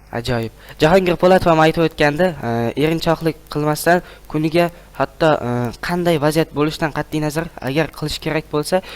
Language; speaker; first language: Uzbek; non-native, local second language; Kara-Kalpak